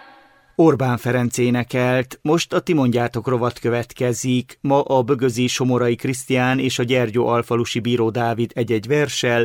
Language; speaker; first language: Hungarian; native; Hungarian